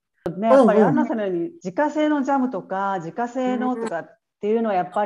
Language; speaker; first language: Japanese; native; Japanese